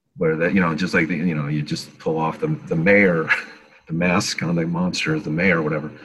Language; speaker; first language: English; native; English